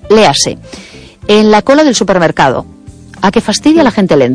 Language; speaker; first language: Spanish; native; Spanish